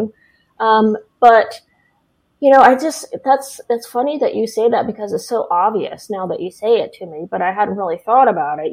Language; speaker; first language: English; native; English